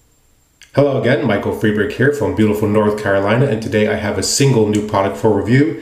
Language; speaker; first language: English; native; English